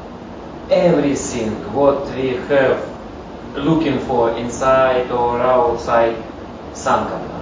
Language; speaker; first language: English; non-native, learner; Russian